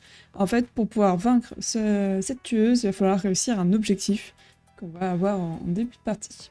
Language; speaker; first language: French; native; French